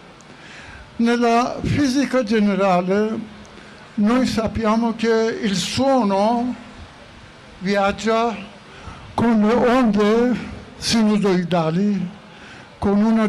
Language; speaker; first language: Italian; non-native, fluent; Persian